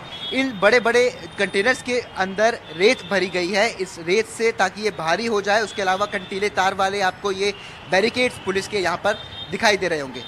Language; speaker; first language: Hindi; native; Hindi